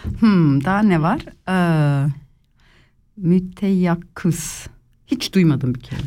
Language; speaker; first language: Turkish; early bilingual, heritage; Turkish